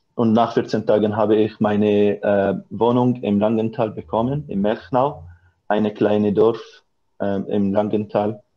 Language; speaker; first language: German; non-native, learner; Arabic